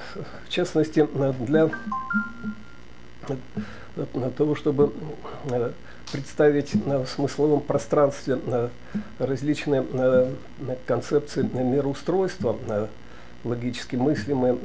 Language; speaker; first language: Russian; native; Russian